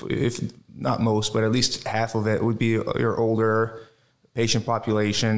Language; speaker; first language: English; non-native, fluent; Portuguese